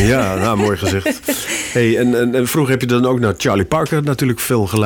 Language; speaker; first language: Dutch; native; Dutch